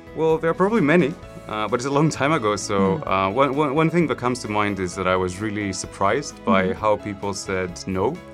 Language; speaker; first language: English; non-native, fluent; Greek